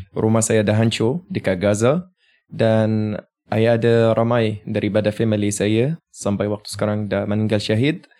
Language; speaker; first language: Malay; non-native, fluent; Arabic